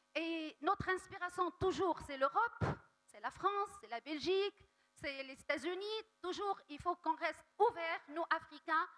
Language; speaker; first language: French; non-native, local second language; Arabic